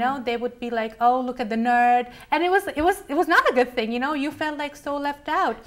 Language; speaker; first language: English; early bilingual, other home language; Bangla